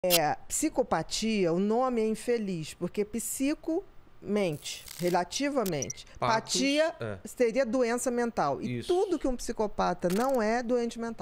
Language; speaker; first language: Portuguese; native; Portuguese